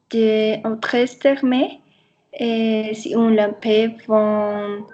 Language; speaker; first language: French; non-native, learner; Spanish